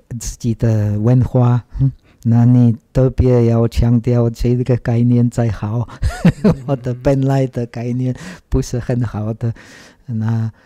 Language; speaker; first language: Chinese; non-native, learner; Czech